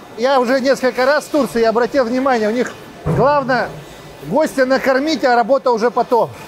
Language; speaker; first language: Russian; native; Russian